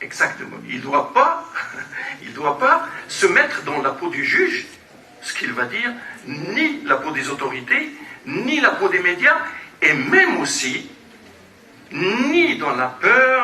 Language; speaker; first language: French; non-native, local second language; Arabic